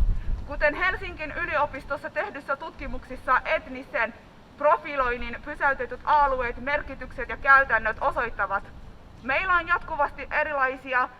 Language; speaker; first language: Finnish; early bilingual, other home language; Somali